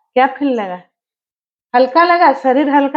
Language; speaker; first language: Hindi; non-native, local second language; Odia